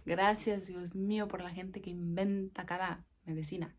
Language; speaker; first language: Spanish; early bilingual, heritage; Spanish